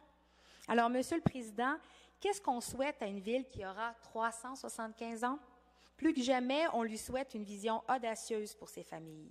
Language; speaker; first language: French; native; French